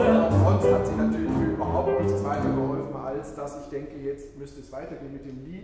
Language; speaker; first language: German; native; German